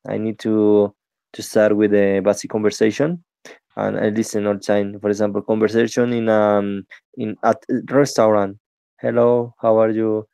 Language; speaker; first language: English; non-native, learner; Spanish